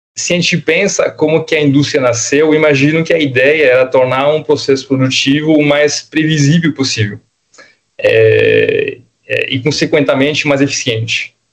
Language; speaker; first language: Portuguese; non-native, fluent; French